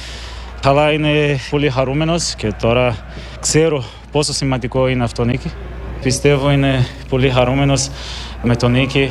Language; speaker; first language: Greek; non-native, learner; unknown